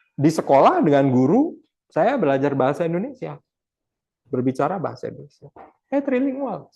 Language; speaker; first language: Indonesian; non-native, local second language; Achinese